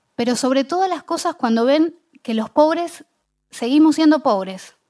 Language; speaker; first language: Spanish; native; Spanish